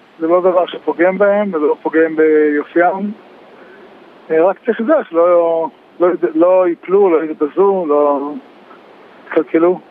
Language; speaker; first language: Hebrew; native; Hebrew